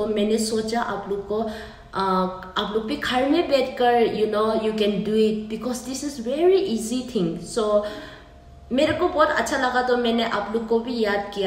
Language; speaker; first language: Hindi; non-native, local second language; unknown